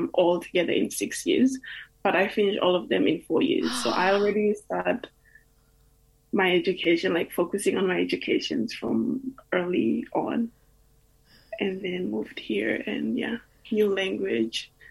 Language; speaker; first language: English; non-native, fluent; Indonesian